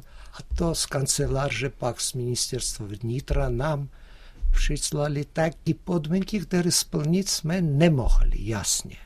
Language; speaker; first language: Czech; early bilingual, heritage; Czech